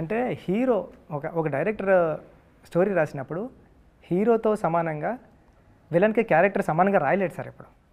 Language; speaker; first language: Telugu; native; Telugu